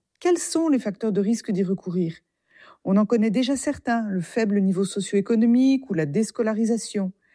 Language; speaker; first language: French; native; French